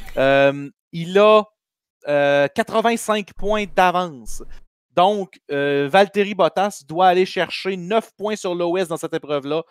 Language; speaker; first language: French; native; French